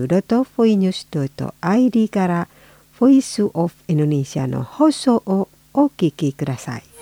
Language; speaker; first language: Japanese; non-native, fluent; Indonesian